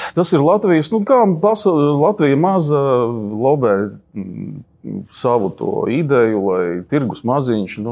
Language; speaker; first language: Latvian; native; Latvian